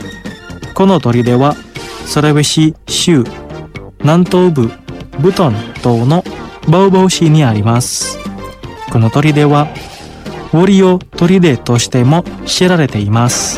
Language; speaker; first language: Japanese; non-native, fluent; Indonesian